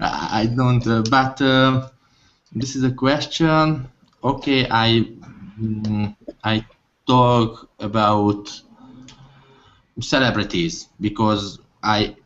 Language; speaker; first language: English; non-native, learner; Hungarian